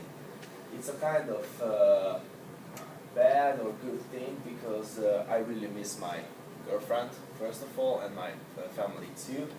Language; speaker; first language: English; non-native, learner; Hungarian